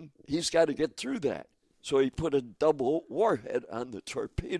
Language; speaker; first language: English; native; English